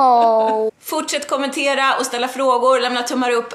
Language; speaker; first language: Swedish; native; Swedish